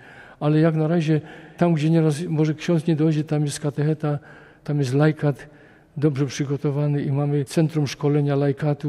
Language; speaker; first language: Polish; native; Polish